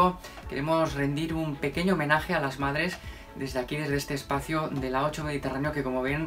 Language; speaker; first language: Spanish; native; Spanish